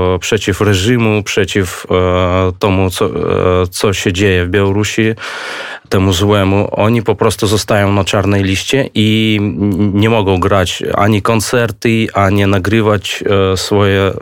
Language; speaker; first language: Polish; non-native, fluent; Russian